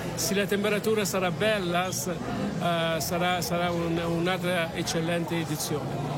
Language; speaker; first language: Italian; early bilingual, heritage; Italian